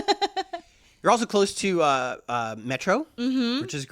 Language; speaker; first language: English; native; English